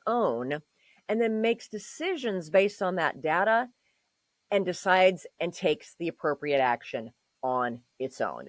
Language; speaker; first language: English; native; English